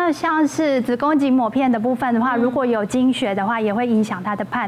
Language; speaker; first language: Chinese; native; Chinese